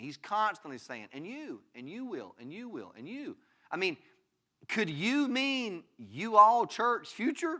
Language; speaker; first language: English; native; English